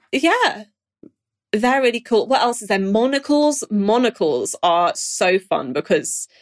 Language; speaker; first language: English; native; English